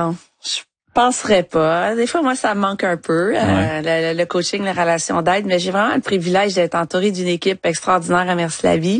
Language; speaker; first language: French; native; French